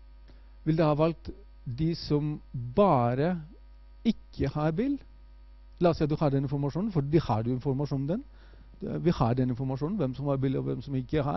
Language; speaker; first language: Norwegian; non-native, fluent; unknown